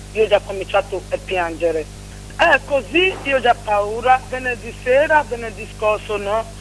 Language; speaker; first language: Italian; non-native, learner; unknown